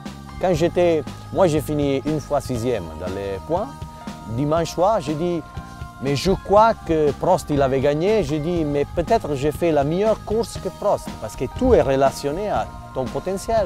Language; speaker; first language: French; non-native, fluent; Italian